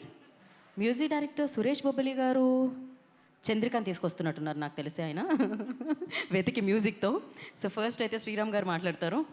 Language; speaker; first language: Telugu; native; Telugu